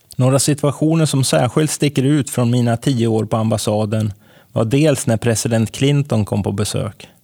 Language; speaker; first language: Swedish; native; Swedish